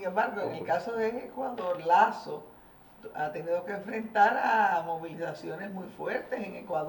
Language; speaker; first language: Spanish; native; Spanish